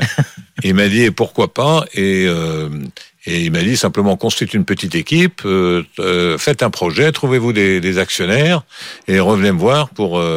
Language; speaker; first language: French; native; French